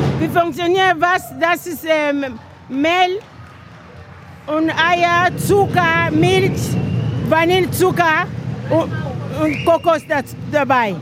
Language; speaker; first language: German; non-native, learner; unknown